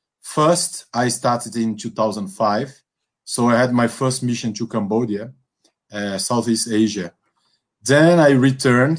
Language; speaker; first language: English; non-native, fluent; Portuguese